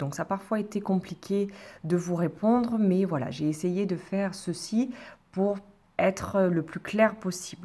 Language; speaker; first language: French; native; French